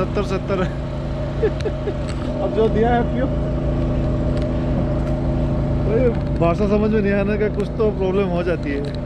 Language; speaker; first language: Hindi; non-native, local second language; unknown